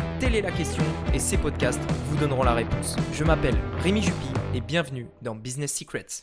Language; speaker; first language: French; native; French